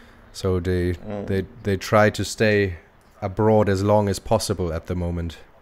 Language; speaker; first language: English; non-native, fluent; German